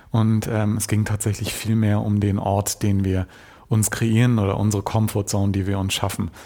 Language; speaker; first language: German; native; German